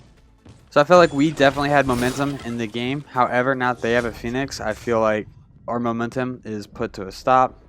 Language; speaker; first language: English; native; English